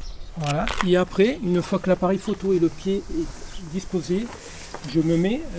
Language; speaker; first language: French; native; French